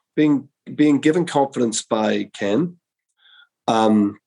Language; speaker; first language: English; native; English